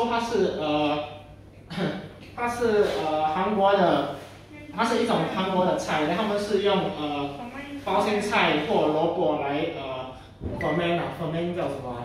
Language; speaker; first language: Chinese; non-native, local second language; English